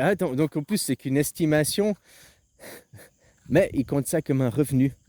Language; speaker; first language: French; native; French